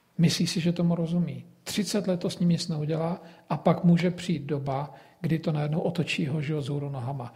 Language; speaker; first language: Czech; native; Czech